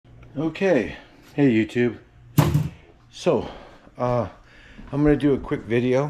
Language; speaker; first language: English; native; English